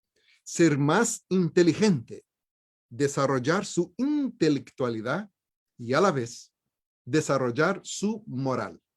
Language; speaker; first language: Spanish; non-native, fluent; Portuguese